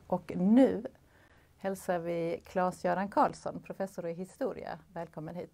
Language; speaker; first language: Swedish; native; Swedish